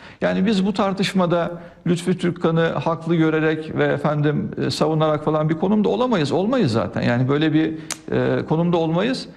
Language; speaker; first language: Turkish; native; Turkish